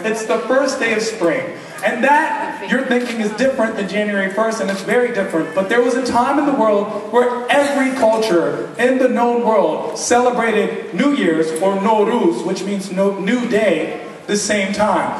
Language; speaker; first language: English; early bilingual, other home language; Persian